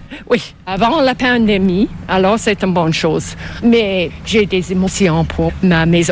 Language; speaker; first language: French; non-native, local second language; English